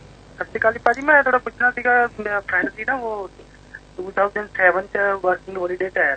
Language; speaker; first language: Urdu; non-native, local second language; Punjabi